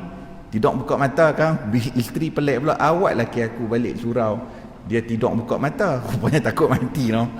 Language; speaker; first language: Malay; native; Malay